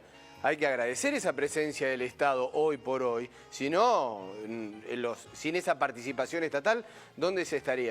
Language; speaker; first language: Spanish; native; Spanish